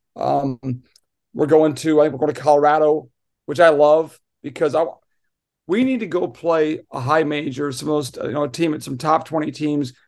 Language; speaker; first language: English; native; English